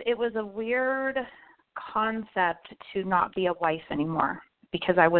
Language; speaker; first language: English; native; English